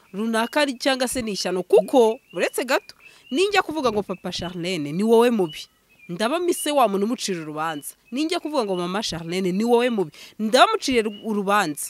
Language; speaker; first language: Kinyarwanda; native; Kinyarwanda